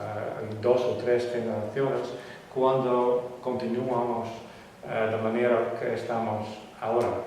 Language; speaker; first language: Spanish; non-native, fluent; Western Frisian